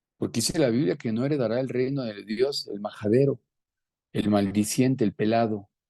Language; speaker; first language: Spanish; native; Spanish